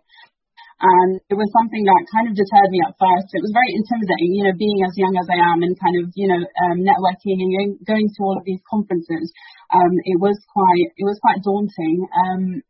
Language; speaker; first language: English; early bilingual, other home language; Persian